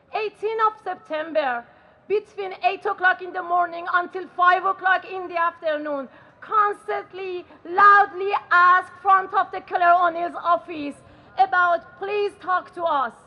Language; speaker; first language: English; non-native, learner; Persian